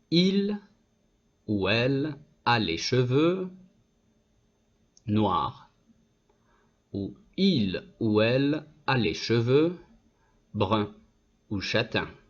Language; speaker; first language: French; non-native, fluent; Spanish